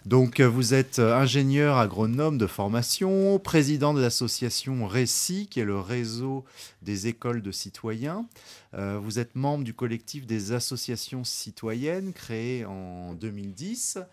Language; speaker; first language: French; native; French